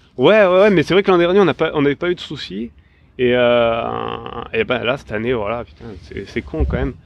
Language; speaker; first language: French; native; French